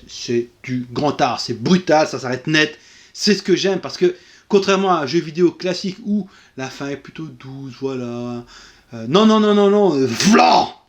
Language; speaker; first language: French; native; French